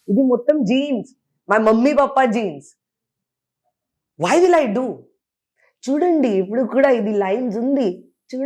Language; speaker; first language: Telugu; non-native, fluent; Hindi